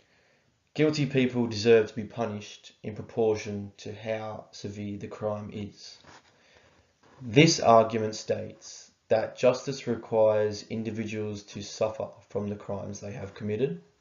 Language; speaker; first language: English; native; English